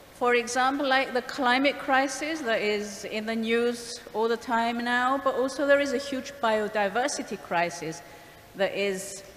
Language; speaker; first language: English; non-native, fluent; Greek